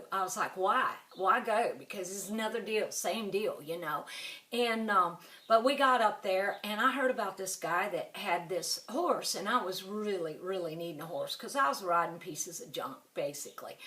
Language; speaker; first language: English; native; English